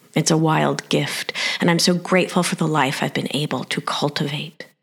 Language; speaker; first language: English; early bilingual, other home language; Spanish